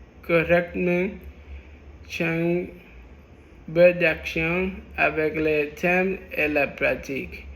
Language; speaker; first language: French; non-native, learner; Spanish